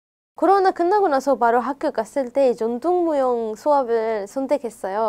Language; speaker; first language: Korean; non-native, fluent; Arabic